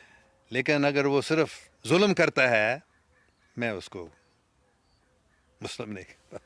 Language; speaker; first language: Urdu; non-native, fluent; English